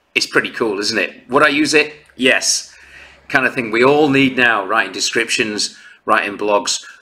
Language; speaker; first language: English; native; English